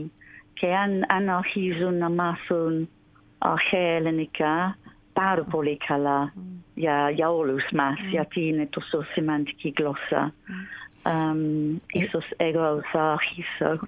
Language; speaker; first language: Greek; non-native, learner; English